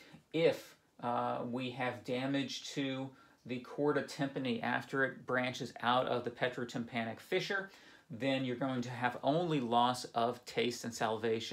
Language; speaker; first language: English; native; English